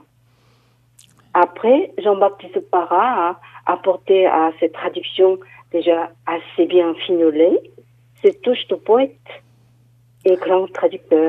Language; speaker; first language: French; non-native, fluent; Korean